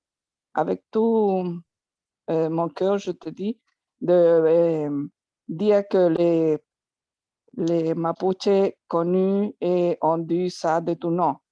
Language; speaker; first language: French; non-native, learner; Spanish